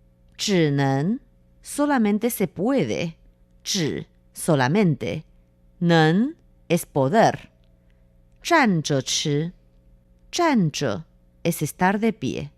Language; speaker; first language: Spanish; non-native, fluent; Chinese